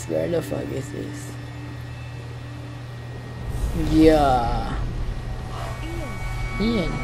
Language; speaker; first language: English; non-native, learner; Indonesian